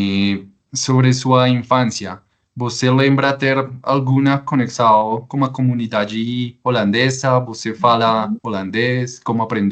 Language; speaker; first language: Portuguese; non-native, fluent; Spanish